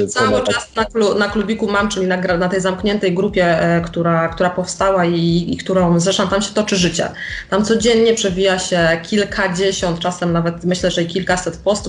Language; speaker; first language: Polish; native; Polish